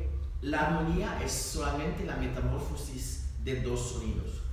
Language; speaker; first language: Spanish; non-native, learner; French